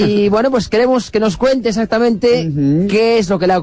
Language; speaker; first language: Spanish; native; Spanish